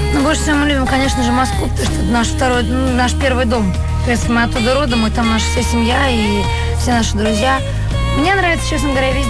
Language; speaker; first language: Russian; native; Russian